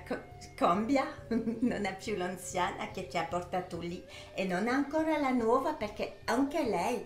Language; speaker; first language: Italian; early bilingual, heritage; French